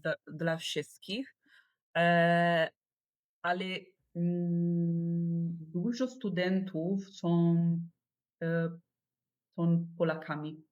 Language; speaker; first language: Polish; non-native, learner; Italian